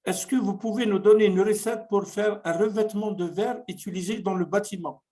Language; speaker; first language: French; non-native, local second language; Arabic